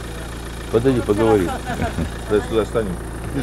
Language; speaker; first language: Russian; native; Russian